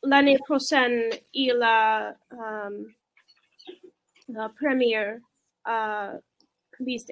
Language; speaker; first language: French; non-native, learner; English